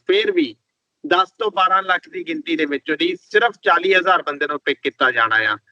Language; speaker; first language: Punjabi; early bilingual, heritage; Punjabi